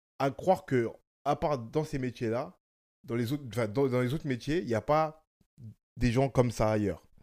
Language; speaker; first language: French; native; French